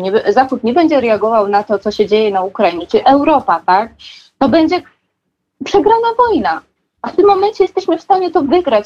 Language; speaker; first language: Polish; non-native, fluent; Georgian